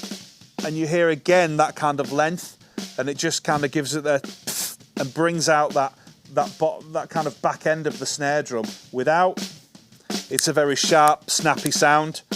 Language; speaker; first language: English; native; English